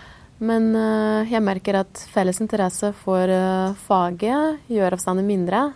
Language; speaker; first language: Norwegian; non-native, fluent; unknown